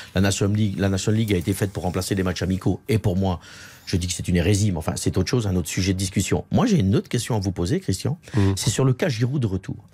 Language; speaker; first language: French; native; French